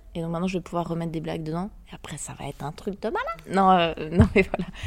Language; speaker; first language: French; native; French